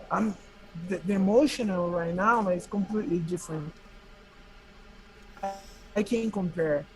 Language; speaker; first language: English; non-native, learner; Portuguese